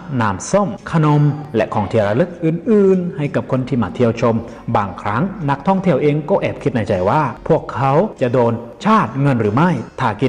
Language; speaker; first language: Thai; native; Thai